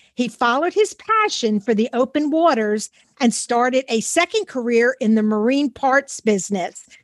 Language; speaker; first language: English; native; English